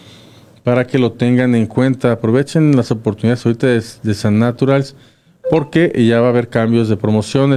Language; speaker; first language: Spanish; native; Spanish